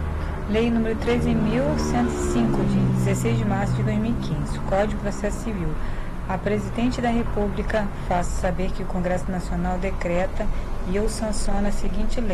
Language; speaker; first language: Portuguese; native; Portuguese